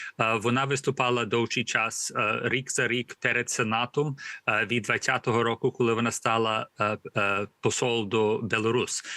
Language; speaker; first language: Ukrainian; early bilingual, heritage; Ukrainian